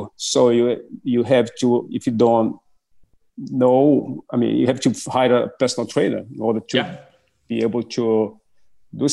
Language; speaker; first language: English; non-native, fluent; Portuguese